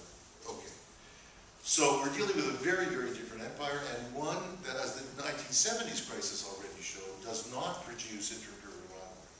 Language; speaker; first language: English; native; English